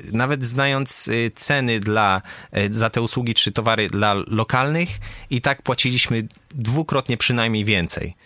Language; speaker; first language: Polish; native; Polish